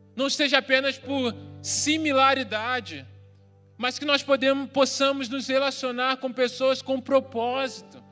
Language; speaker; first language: Portuguese; native; Portuguese